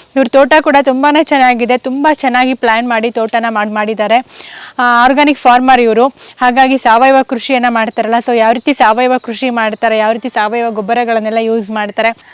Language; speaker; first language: Kannada; native; Kannada